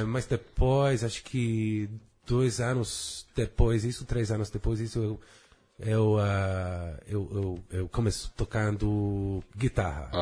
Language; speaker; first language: Portuguese; non-native, fluent; English